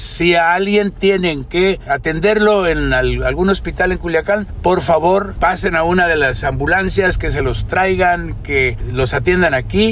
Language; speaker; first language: Spanish; native; Spanish